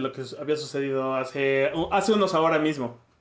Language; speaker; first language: Spanish; native; Spanish